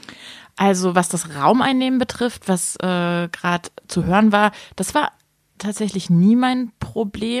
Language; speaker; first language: German; native; German